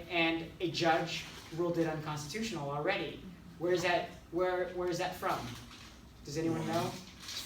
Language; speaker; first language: English; native; English